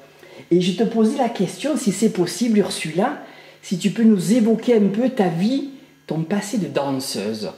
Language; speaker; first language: French; native; French